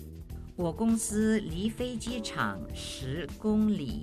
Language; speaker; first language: Chinese; non-native, fluent; Thai